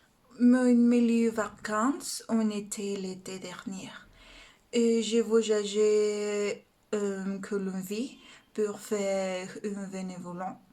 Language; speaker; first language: French; non-native, learner; Spanish